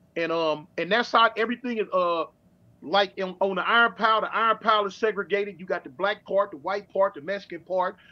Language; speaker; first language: English; native; English